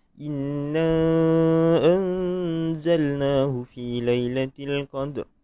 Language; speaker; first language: Malay; native; Malay